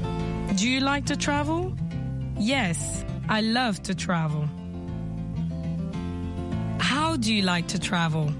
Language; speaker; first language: English; non-native, fluent; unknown